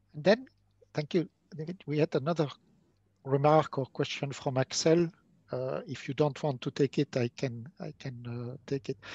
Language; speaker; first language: English; non-native, fluent; French